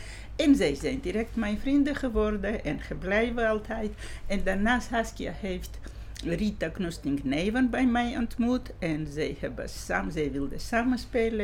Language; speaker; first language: Dutch; non-native, fluent; Georgian